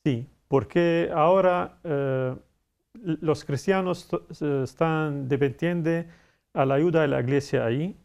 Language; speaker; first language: Spanish; non-native, fluent; Arabic